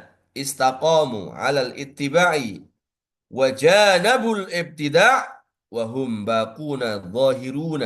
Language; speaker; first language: Arabic; non-native, fluent; Indonesian